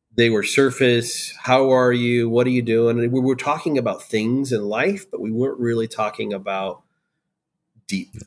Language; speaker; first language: English; native; English